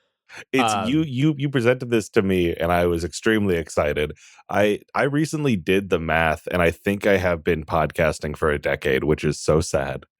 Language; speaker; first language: English; native; English